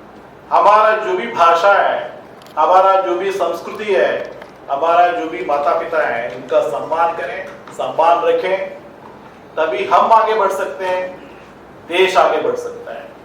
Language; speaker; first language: Hindi; non-native, local second language; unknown